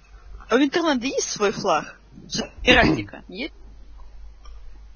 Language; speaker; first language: Russian; native; Russian